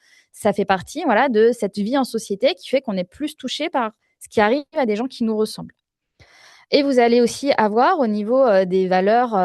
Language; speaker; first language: French; native; French